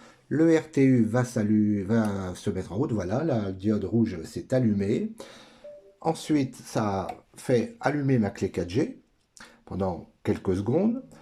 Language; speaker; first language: French; native; French